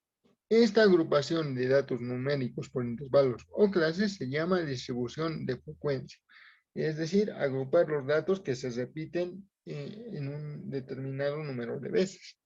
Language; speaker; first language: Spanish; native; Spanish